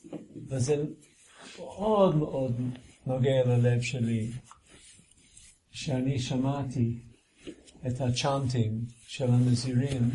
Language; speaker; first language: Hebrew; non-native, fluent; English